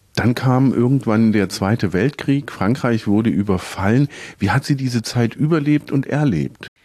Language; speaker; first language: German; native; German